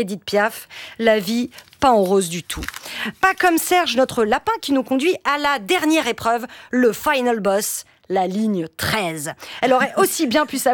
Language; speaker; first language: French; native; French